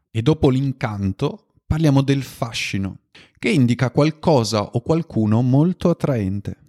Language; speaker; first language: Italian; native; Italian